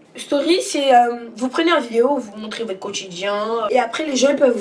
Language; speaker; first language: French; native; French